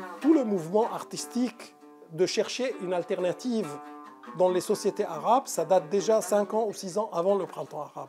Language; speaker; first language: French; non-native, fluent; Arabic